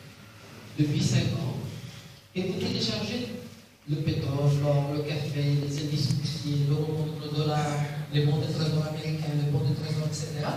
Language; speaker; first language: French; non-native, local second language; Arabic